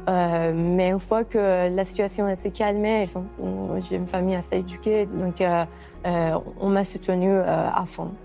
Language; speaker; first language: French; non-native, fluent; Persian